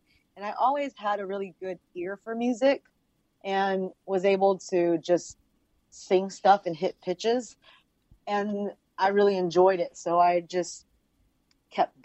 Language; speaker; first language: English; early bilingual, other home language; Chinese